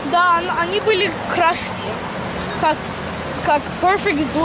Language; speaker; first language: Russian; early bilingual, heritage; Russian